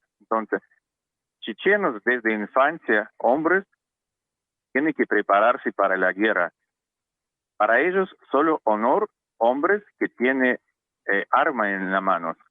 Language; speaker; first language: Spanish; non-native, learner; Russian